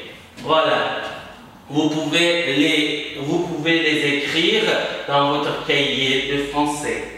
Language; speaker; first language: French; non-native, fluent; Uzbek